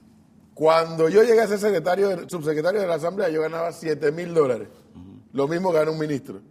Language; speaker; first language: Spanish; native; Spanish